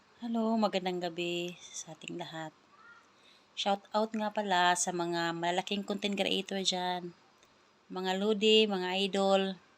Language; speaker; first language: Filipino; non-native, local second language; Cebuano